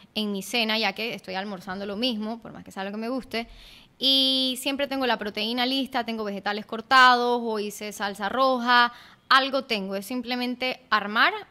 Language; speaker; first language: Spanish; native; Spanish